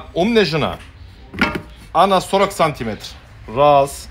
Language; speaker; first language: Russian; non-native, learner; Turkish